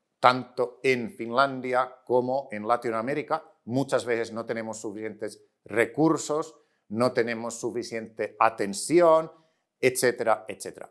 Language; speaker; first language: Spanish; non-native, fluent; Finnish